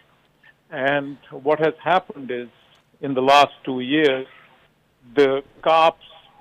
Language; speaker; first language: English; non-native, local second language; Kashmiri